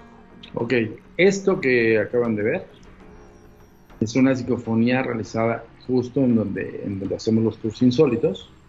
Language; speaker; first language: Spanish; native; Spanish